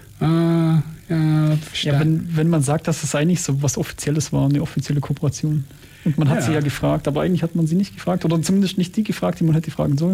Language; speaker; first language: German; native; German